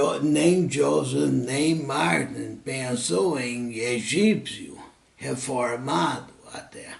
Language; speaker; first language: Portuguese; non-native, fluent; English